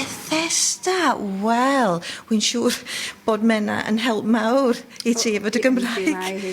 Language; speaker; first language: Welsh; native; Welsh